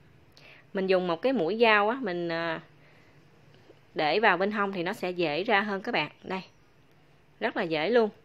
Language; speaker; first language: Vietnamese; native; Vietnamese